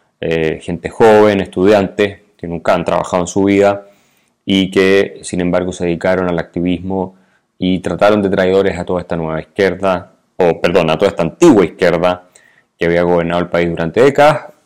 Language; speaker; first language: Spanish; native; Spanish